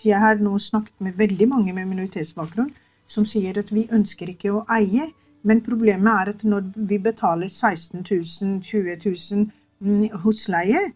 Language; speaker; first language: Norwegian; non-native, fluent; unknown